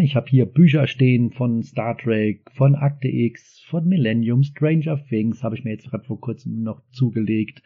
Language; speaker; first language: German; native; German